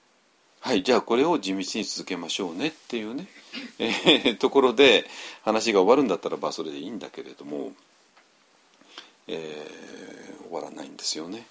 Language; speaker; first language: Japanese; native; Japanese